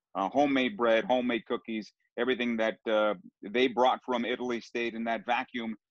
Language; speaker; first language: English; early bilingual, other home language; Sicilian